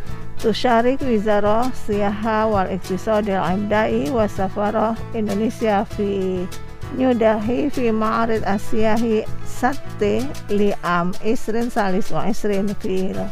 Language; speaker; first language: Arabic; non-native, fluent; Indonesian